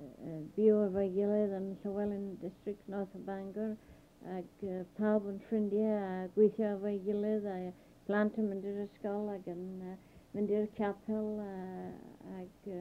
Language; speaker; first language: Welsh; early bilingual, heritage; Welsh